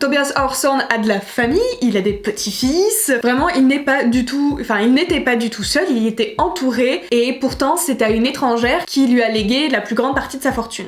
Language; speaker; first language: French; native; French